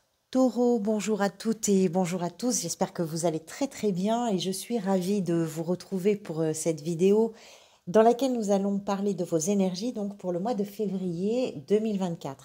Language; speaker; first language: French; native; French